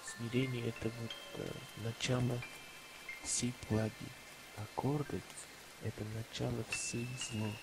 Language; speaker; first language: Russian; non-native, local second language; Armenian